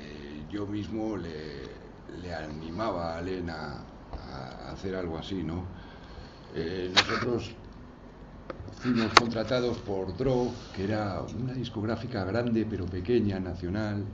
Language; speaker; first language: Spanish; native; Spanish